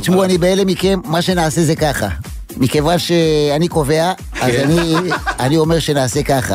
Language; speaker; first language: Hebrew; native; Hebrew